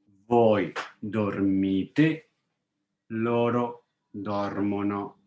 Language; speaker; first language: Italian; non-native, fluent; English